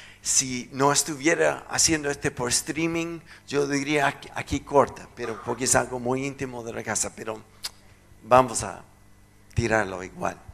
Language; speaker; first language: Spanish; non-native, fluent; English